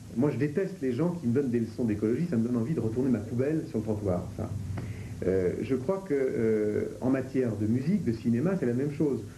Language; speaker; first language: French; native; French